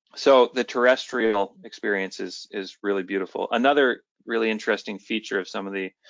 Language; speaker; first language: English; native; English